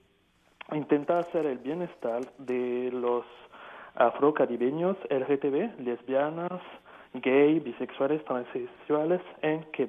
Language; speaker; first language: Spanish; non-native, fluent; French